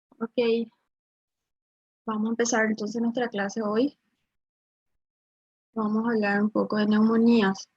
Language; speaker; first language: Spanish; native; Spanish